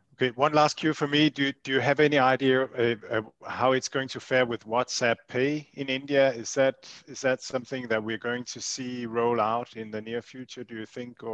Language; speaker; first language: English; non-native, fluent; Danish